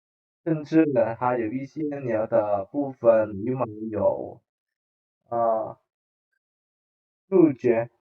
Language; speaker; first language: Chinese; non-native, fluent; Indonesian